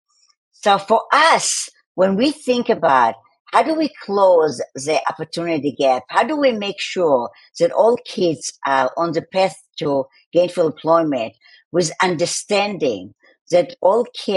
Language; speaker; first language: English; non-native, fluent; Hebrew